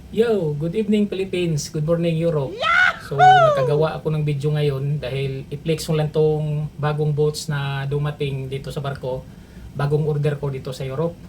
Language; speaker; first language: Filipino; non-native, local second language; Cebuano